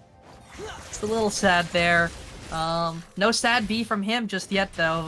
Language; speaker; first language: English; native; English